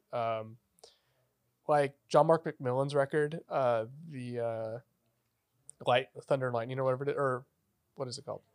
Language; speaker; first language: English; native; English